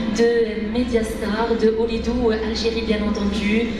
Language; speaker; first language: French; non-native, local second language; Arabic